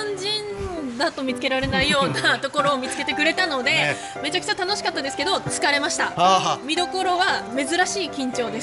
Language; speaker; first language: Japanese; native; Japanese